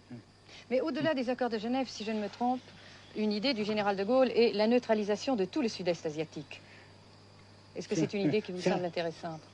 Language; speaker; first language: French; native; French